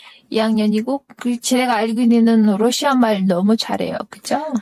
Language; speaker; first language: Korean; non-native, fluent; Kyrgyz